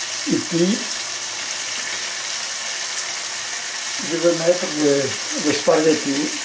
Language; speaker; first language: French; non-native, fluent; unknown